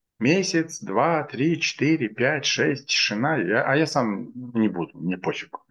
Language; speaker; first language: Russian; non-native, local second language; Tajik